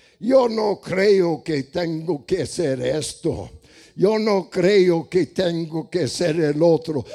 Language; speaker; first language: Spanish; non-native, fluent; English